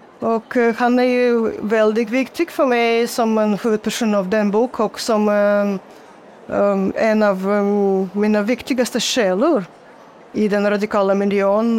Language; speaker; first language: Swedish; non-native, fluent; Russian